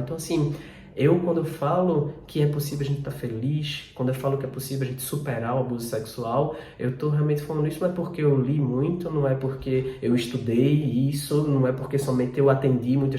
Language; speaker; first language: Portuguese; native; Portuguese